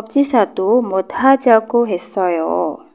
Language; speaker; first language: Korean; non-native, learner; Indonesian